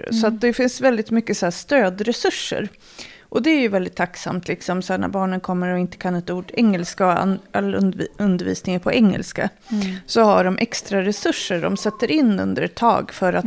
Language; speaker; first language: Swedish; native; Swedish